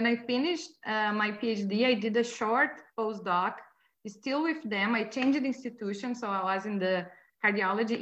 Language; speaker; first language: English; non-native, fluent; Portuguese